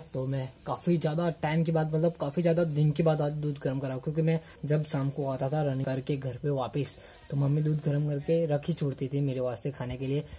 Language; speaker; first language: Hindi; non-native, local second language; Gujarati